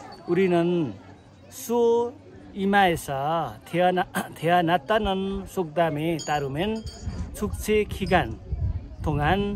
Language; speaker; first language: Korean; non-native, fluent; Nepali